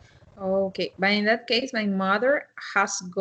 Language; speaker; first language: English; non-native, fluent; Spanish